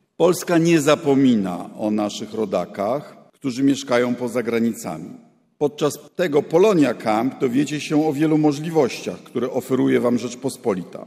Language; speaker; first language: Polish; native; Polish